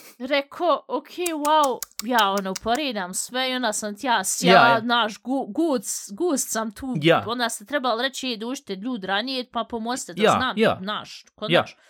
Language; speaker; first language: Bosnian; early bilingual, heritage; Bosnian